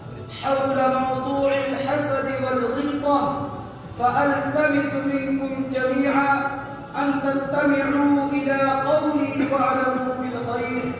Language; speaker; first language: Arabic; non-native, learner; Urdu